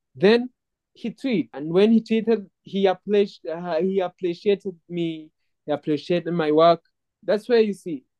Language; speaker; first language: English; non-native, local second language; Kinyarwanda